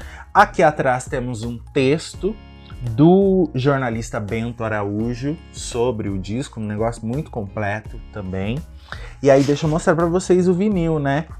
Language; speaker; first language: Portuguese; native; Portuguese